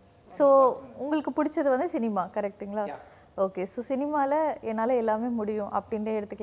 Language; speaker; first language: Tamil; native; Tamil